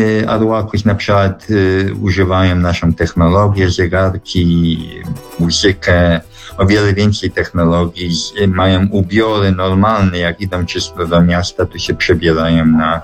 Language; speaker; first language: Polish; early bilingual, heritage; Polish